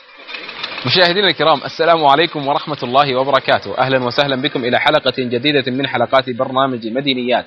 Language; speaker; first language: Arabic; native; Arabic